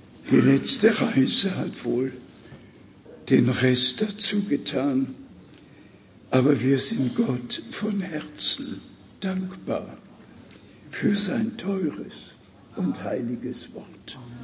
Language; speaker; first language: German; native; German